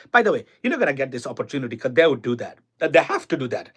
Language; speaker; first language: English; non-native, local second language; Bangla